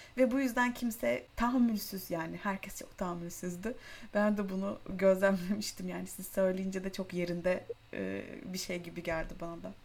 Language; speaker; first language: Turkish; native; Turkish